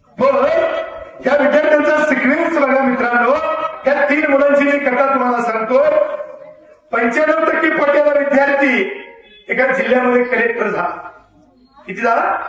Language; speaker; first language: Marathi; non-native, local second language; Kannada